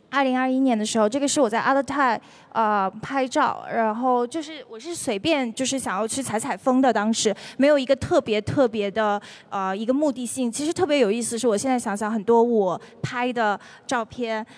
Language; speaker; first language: Chinese; native; Chinese